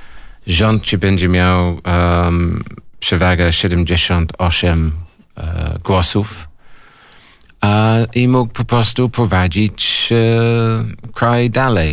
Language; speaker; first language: Polish; non-native, learner; English